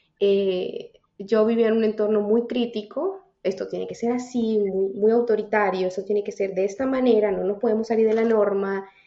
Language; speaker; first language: Spanish; native; Spanish